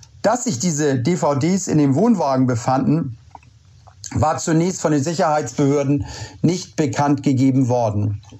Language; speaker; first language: German; native; German